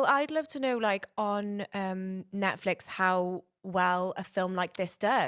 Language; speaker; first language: English; native; English